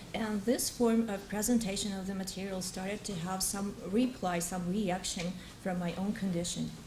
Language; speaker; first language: English; non-native, fluent; Russian